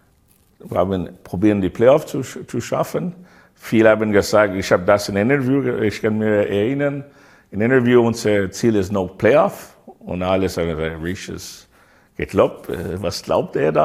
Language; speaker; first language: German; non-native, learner; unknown